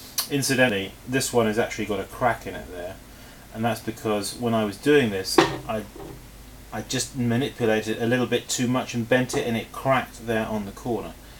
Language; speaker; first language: English; native; English